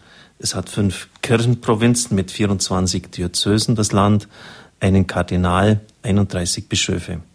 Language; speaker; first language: German; native; German